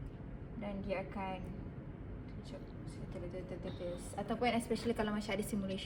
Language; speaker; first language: Malay; native; Malay